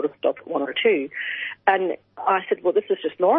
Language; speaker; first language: English; native; English